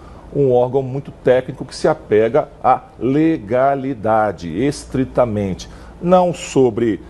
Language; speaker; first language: Portuguese; native; Portuguese